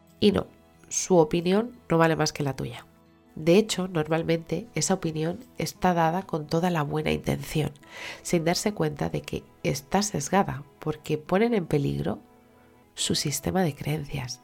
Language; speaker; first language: Spanish; native; Spanish